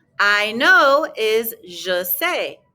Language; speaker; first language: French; non-native, fluent; English